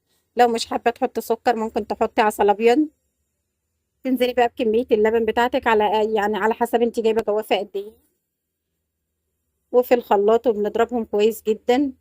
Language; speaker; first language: Arabic; native; Arabic